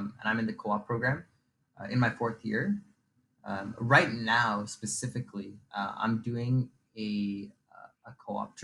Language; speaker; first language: English; native; English